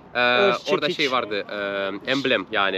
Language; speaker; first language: Turkish; non-native, fluent; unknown